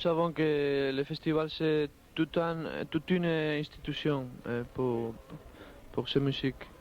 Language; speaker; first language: French; non-native, learner; Spanish